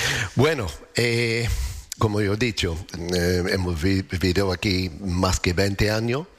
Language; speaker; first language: Spanish; non-native, learner; English